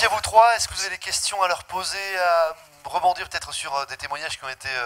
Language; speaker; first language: French; native; French